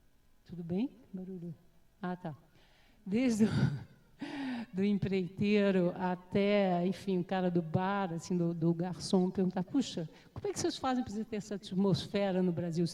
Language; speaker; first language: Portuguese; native; Portuguese